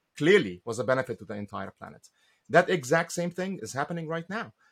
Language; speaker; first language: English; non-native, fluent; Arabic